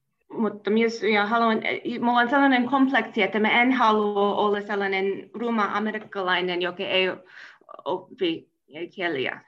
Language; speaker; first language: Finnish; non-native, fluent; English